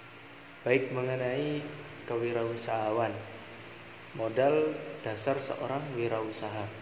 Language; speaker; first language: Indonesian; native; Indonesian